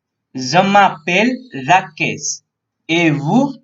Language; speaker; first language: French; non-native, learner; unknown